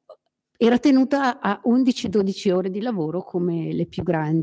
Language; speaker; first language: Italian; native; Italian